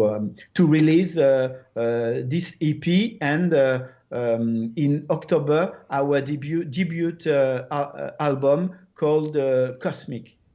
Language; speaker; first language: English; non-native, learner; French